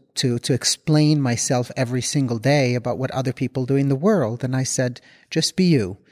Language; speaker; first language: English; non-native, fluent; Arabic